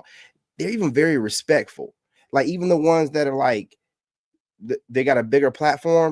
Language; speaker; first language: English; native; English